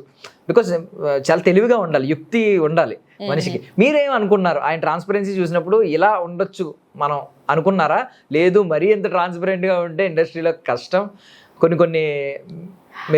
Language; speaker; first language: Telugu; native; Telugu